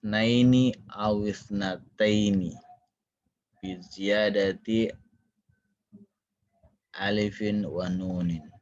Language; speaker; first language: Arabic; non-native, fluent; Indonesian